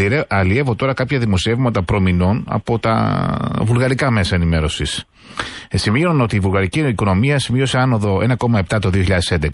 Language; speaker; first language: Greek; native; Greek